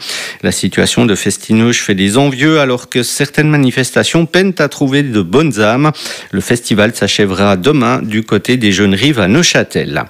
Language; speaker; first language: French; native; French